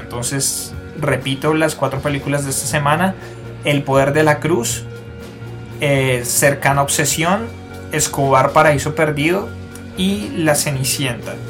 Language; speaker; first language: Spanish; native; Spanish